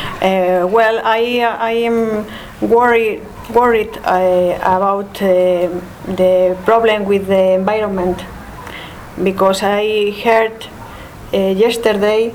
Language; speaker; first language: English; non-native, learner; Spanish